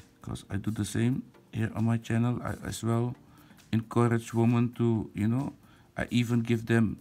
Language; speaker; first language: English; non-native, fluent; Dutch